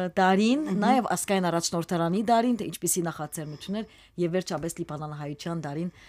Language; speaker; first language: Armenian; early bilingual, heritage; Armenian